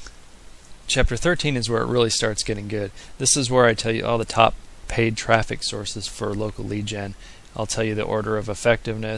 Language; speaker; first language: English; native; English